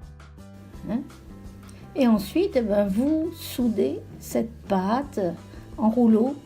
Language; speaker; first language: French; native; French